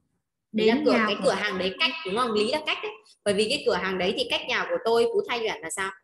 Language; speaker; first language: Vietnamese; native; Vietnamese